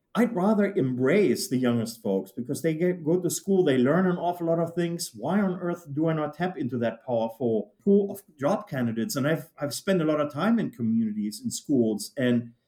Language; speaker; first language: English; non-native, fluent; German